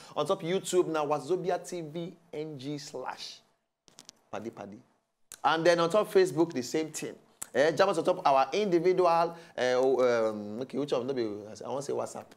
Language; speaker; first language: Nigerian Pidgin; native; Nigerian Pidgin